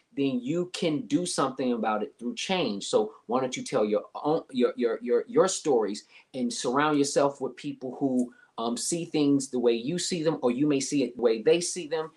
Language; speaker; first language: English; native; English